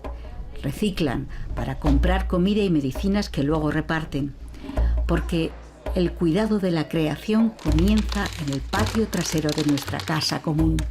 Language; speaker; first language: Spanish; native; Spanish